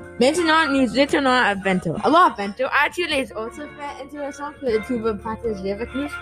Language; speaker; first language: French; non-native, learner; English